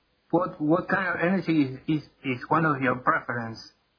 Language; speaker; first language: English; non-native, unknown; Spanish